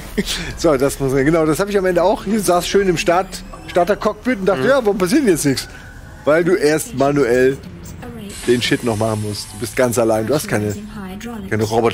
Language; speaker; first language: German; native; German